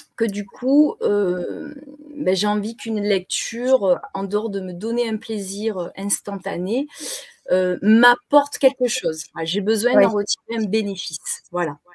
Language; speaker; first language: French; native; French